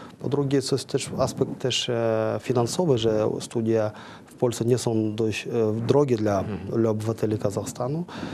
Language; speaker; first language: Polish; non-native, fluent; Kazakh